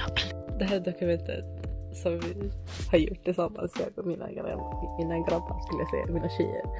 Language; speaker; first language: Swedish; early bilingual, other home language; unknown